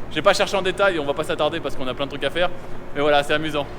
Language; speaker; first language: French; native; French